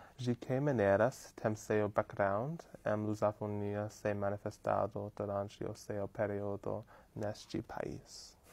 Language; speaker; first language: Portuguese; non-native, learner; English